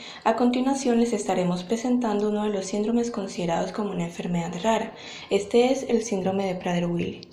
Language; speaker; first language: Spanish; native; Spanish